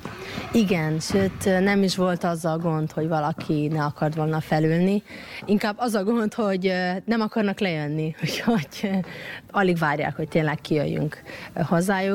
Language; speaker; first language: Hungarian; native; Hungarian